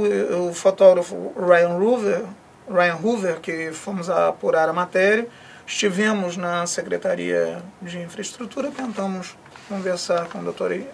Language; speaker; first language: Portuguese; native; Portuguese